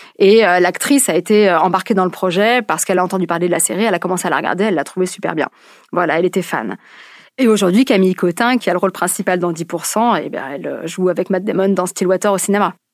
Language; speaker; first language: French; native; French